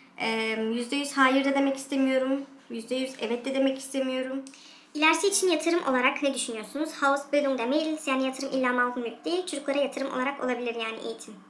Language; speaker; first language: Turkish; early bilingual, heritage; Turkish